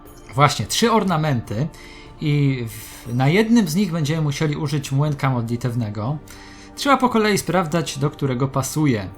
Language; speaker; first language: Polish; native; Polish